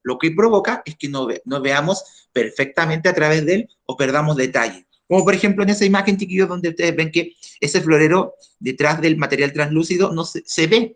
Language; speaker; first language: Spanish; native; Spanish